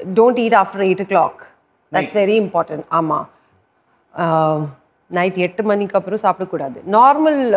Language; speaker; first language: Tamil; non-native, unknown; Punjabi